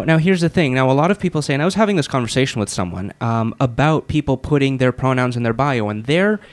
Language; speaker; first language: English; native; English